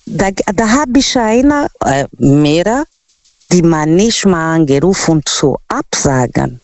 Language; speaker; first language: German; non-native, learner; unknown